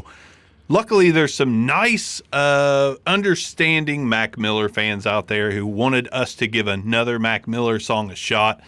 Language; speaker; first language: English; native; English